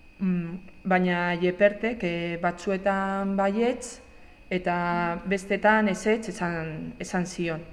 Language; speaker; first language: Basque; non-native, local second language; Spanish